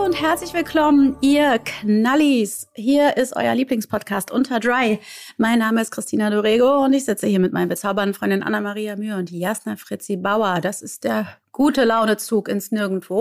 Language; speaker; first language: German; native; German